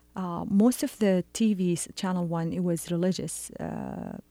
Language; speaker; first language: English; non-native, fluent; Arabic